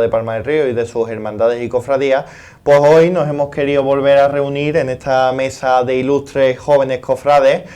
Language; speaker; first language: Spanish; native; Spanish